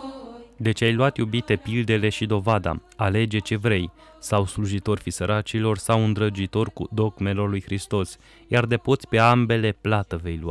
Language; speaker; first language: Romanian; native; Romanian